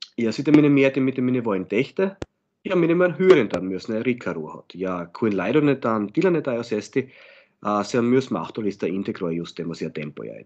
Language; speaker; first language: Finnish; non-native, fluent; German